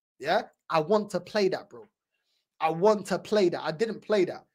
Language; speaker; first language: English; early bilingual, other home language; Portuguese